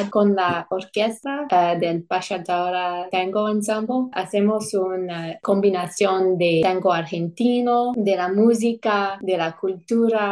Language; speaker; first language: Spanish; non-native, fluent; English